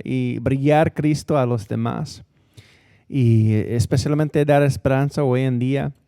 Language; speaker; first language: Spanish; non-native, fluent; English